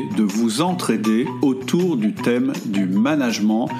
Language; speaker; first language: French; non-native, fluent; German